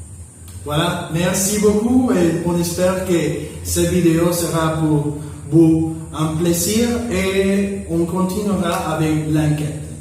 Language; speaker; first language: French; non-native, learner; Spanish